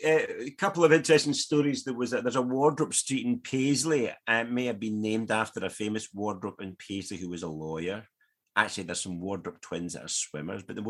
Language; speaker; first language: English; native; English